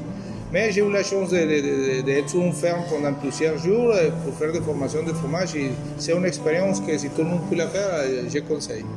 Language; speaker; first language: French; non-native, fluent; Spanish